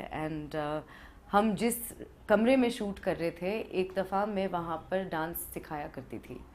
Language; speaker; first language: Hindi; early bilingual, heritage; English